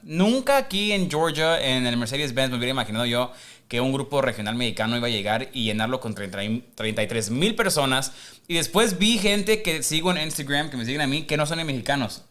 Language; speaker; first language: Spanish; early bilingual, heritage; Spanish